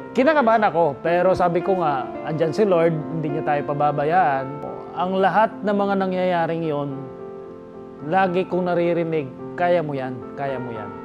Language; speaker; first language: Filipino; non-native, local second language; Hiligaynon